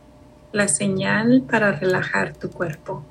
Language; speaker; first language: Spanish; early bilingual, heritage; Spanish